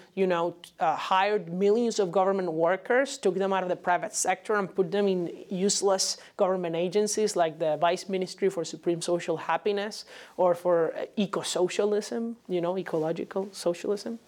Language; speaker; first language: English; non-native, fluent; Spanish